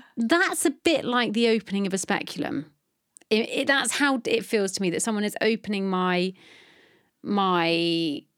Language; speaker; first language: English; native; English